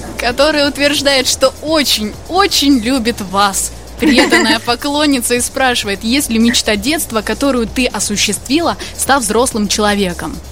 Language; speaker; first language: Russian; native; Russian